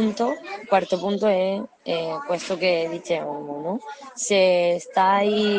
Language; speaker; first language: Italian; non-native, learner; Spanish